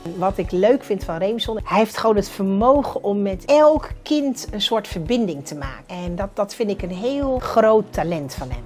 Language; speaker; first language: Dutch; early bilingual, other home language; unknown